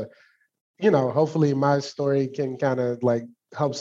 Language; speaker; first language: English; native; English